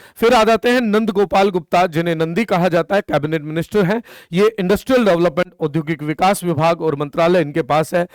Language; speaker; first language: Hindi; native; Hindi